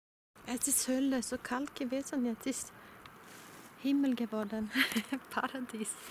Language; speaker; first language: German; non-native, learner; Swedish